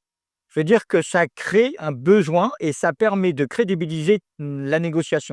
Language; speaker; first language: French; native; French